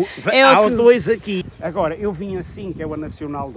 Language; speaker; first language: Portuguese; native; Portuguese